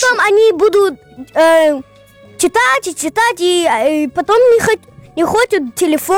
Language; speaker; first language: Russian; early bilingual, heritage; Russian